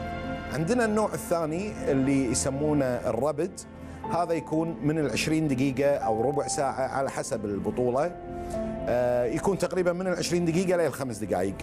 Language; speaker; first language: Arabic; native; Arabic